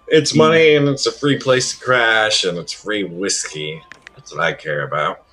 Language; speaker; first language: English; native; English